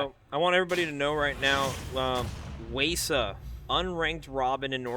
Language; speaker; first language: English; native; English